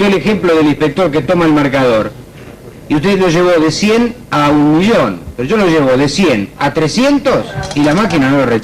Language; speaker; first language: Spanish; native; Spanish